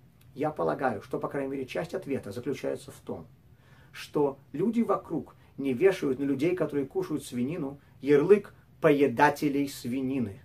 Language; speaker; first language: Russian; native; Russian